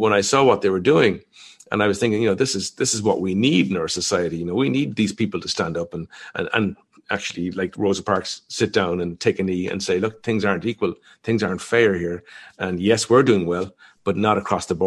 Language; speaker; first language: English; native; English